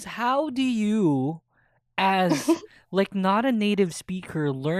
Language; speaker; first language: English; non-native, local second language; Filipino